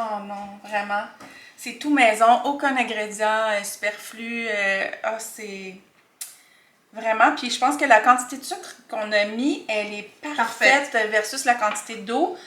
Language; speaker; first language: French; native; French